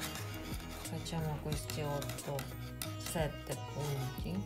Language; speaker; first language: Italian; non-native, fluent; Russian